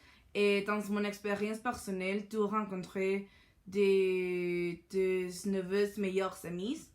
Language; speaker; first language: French; non-native, learner; Spanish